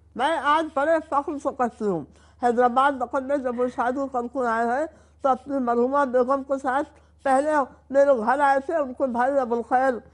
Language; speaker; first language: Urdu; native; Urdu